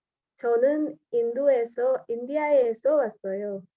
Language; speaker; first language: Korean; non-native, learner; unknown